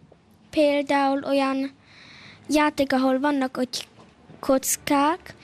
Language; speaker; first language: Hungarian; early bilingual, heritage; Hungarian